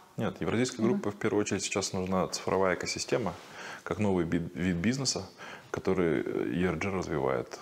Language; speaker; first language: Russian; native; Russian